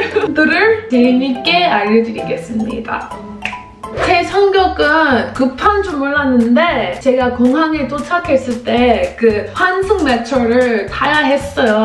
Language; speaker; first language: Korean; non-native, fluent; English